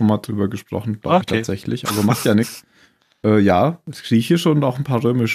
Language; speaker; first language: German; native; German